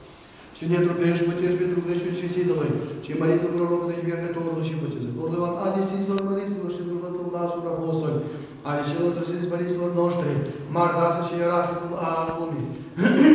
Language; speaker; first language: Romanian; native; Romanian